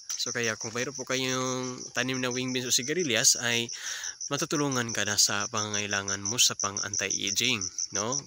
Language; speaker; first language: Filipino; non-native, local second language; Cebuano